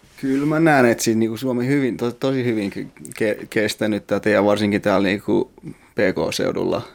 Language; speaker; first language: Finnish; early bilingual, other home language; Persian